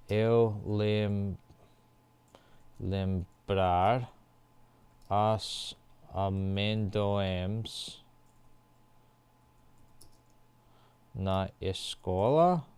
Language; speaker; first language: Portuguese; non-native, learner; English